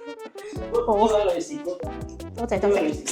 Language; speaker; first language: Cantonese; native; Cantonese